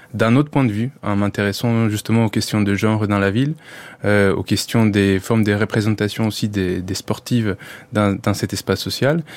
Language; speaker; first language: French; non-native, fluent; Spanish